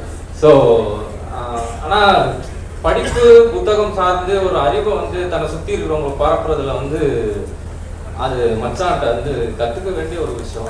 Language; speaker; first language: Tamil; native; Tamil